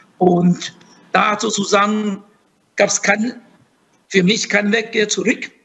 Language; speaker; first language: German; non-native, fluent; Chinese